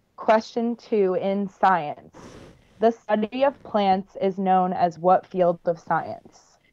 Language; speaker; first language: English; native; English